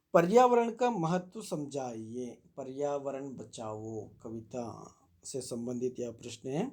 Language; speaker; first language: Hindi; non-native, local second language; Kannada